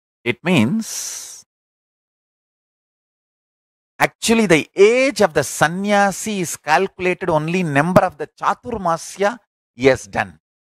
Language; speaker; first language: English; non-native, local second language; Tamil